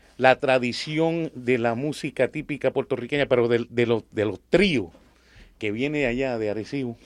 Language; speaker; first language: Spanish; native; Spanish